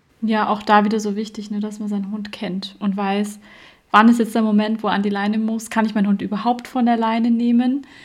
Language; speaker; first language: German; native; German